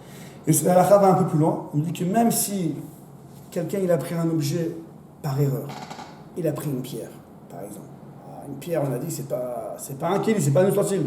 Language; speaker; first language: French; native; French